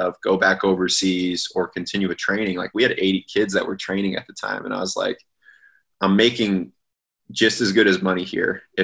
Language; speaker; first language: English; native; English